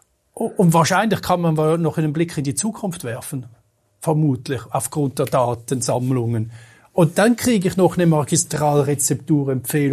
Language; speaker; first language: German; native; German